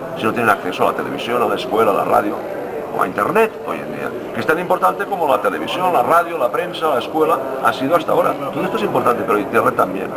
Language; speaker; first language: Spanish; non-native, local second language; Catalan